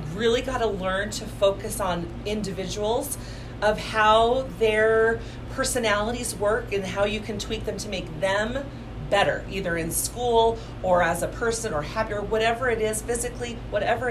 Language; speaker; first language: English; native; English